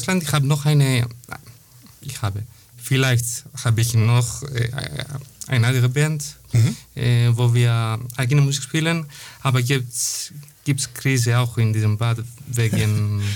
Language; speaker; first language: German; non-native, learner; Greek